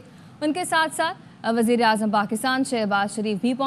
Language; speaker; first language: Urdu; native; Urdu